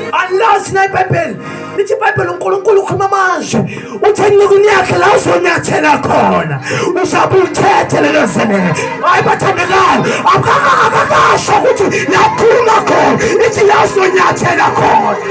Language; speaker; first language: Zulu; native; Zulu